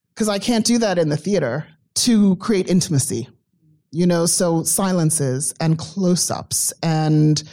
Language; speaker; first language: English; native; English